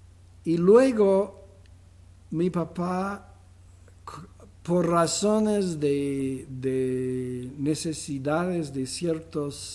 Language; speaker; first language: Spanish; non-native, fluent; English